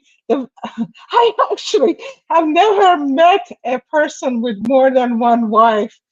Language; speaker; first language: English; non-native, fluent; Persian